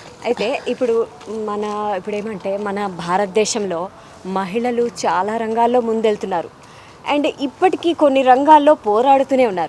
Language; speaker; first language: Telugu; native; Telugu